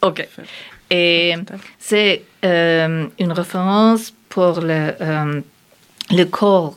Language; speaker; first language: French; non-native, learner; German